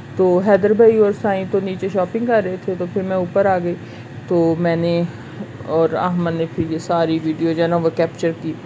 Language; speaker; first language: Urdu; native; Urdu